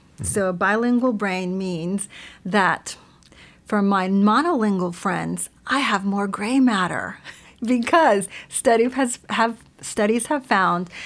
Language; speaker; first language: English; early bilingual, other home language; Spanish